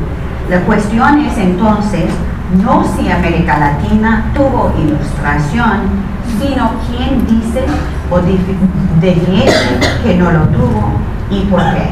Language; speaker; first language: Spanish; non-native, fluent; English